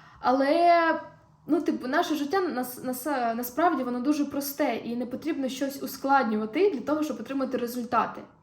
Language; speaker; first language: Ukrainian; non-native, local second language; Russian